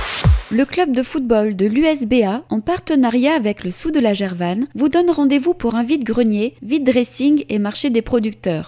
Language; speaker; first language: French; native; French